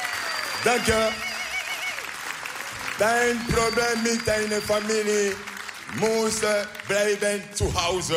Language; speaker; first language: Dutch; non-native, learner; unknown